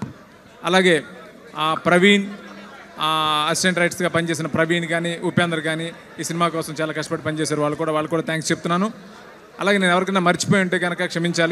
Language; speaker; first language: Telugu; native; Telugu